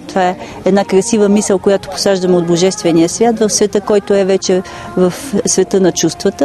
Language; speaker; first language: Bulgarian; native; Bulgarian